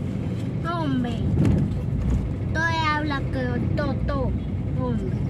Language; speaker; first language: Spanish; early bilingual, other home language; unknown